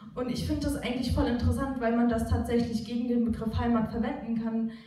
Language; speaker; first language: German; non-native, local second language; Turkish